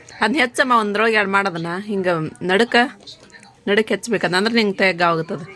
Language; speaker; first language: Kannada; native; Kannada